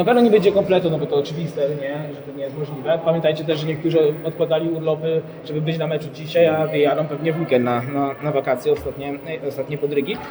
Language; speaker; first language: Polish; native; Polish